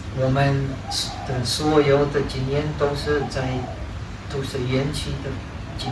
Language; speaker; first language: Chinese; non-native, fluent; Czech